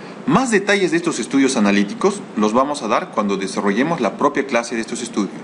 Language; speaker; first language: Spanish; native; Spanish